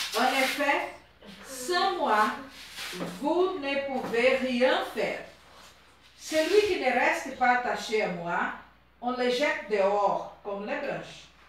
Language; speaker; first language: French; non-native, fluent; Portuguese